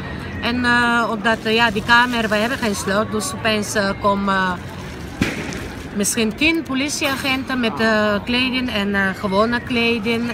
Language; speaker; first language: Dutch; non-native, learner; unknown